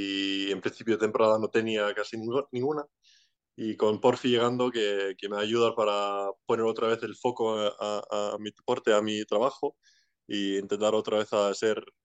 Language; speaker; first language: Spanish; non-native, fluent; Icelandic